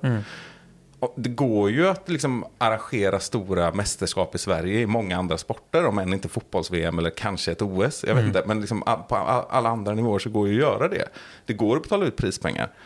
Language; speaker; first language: Swedish; native; Swedish